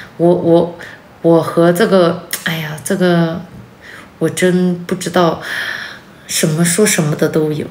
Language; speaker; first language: Chinese; non-native, local second language; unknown